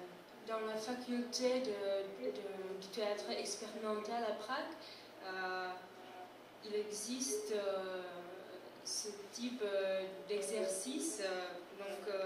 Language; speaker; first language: French; non-native, fluent; Czech